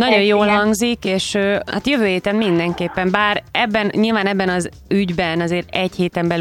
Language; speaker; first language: Hungarian; native; Hungarian